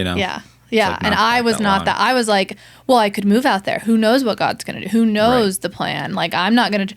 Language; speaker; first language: English; native; English